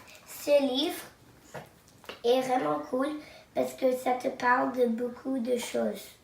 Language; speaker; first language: French; non-native, local second language; English